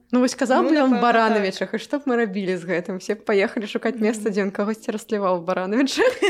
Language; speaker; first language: Belarusian; non-native, local second language; Russian